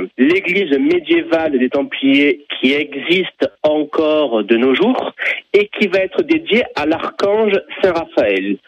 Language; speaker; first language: French; native; French